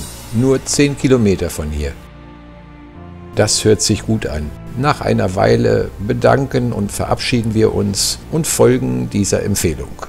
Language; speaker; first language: German; native; German